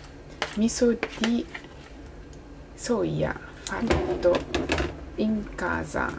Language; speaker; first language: Italian; non-native, learner; Japanese